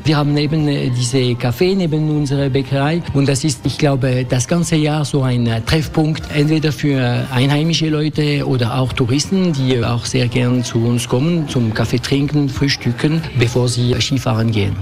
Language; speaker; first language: German; non-native, local second language; French